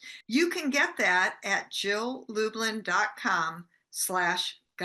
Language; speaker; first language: English; native; English